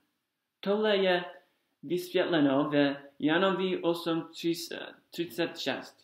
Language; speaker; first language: Czech; non-native, fluent; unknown